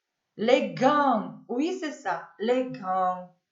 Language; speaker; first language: French; non-native, fluent; Macedonian